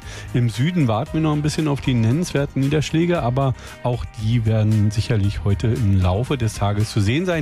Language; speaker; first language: German; native; German